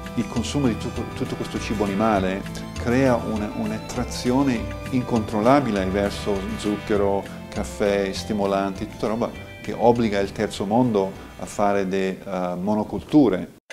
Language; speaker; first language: Italian; non-native, fluent; English